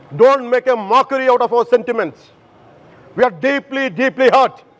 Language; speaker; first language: English; non-native, local second language; Telugu